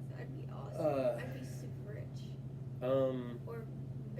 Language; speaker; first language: English; native; English